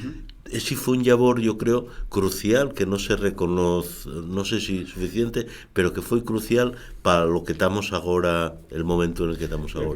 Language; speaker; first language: Spanish; native; Spanish